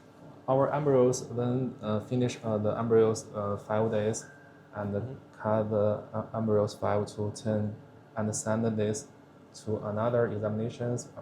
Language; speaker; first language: English; non-native, learner; Chinese